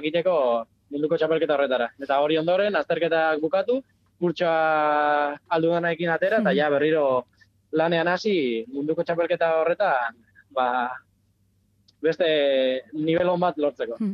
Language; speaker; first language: Basque; native; Basque